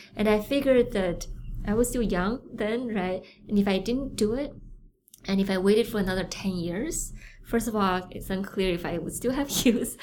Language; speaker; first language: English; non-native, fluent; Chinese